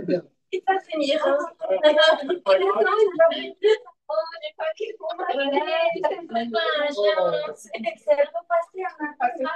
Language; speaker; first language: French; non-native, learner; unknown